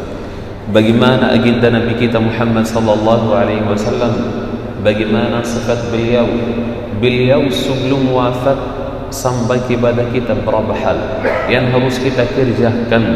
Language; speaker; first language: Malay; non-native, fluent; Arabic